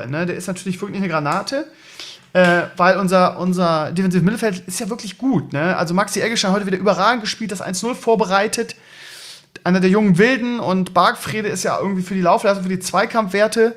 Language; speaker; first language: German; native; German